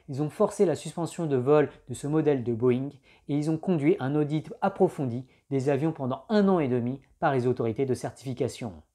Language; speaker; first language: French; native; French